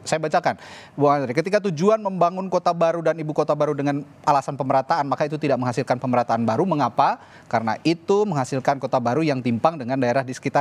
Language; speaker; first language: Indonesian; native; Indonesian